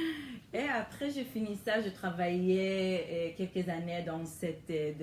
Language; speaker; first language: French; non-native, learner; Hebrew